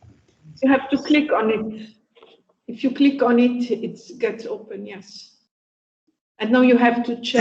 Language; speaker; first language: English; non-native, fluent; Italian